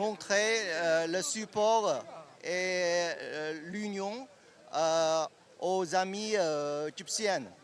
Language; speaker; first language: French; non-native, learner; Chinese